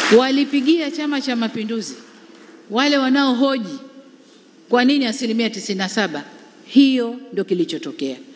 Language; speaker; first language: Swahili; native; Swahili